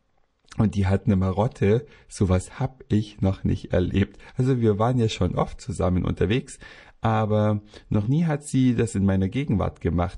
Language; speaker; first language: German; native; German